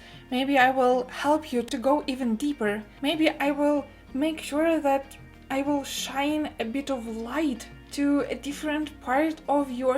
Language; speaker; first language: English; non-native, fluent; Russian